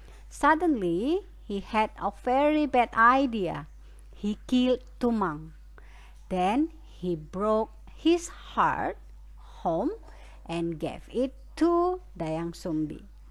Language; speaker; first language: English; non-native, fluent; Indonesian